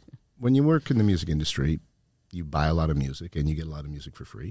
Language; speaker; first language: English; native; English